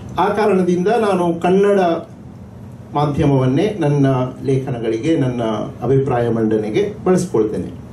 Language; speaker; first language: Kannada; non-native, local second language; Marathi